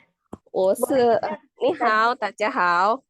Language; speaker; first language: Chinese; non-native, learner; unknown